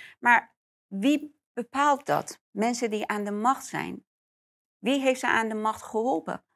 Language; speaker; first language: Dutch; non-native, fluent; Persian